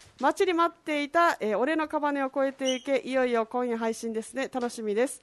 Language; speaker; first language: Japanese; native; Japanese